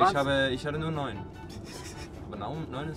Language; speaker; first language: German; non-native, learner; Danish